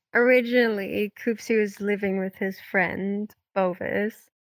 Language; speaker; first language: English; non-native, fluent; Dutch